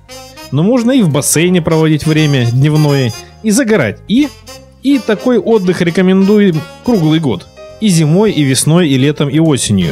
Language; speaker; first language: Russian; native; Russian